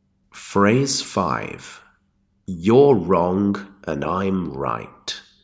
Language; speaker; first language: English; native; English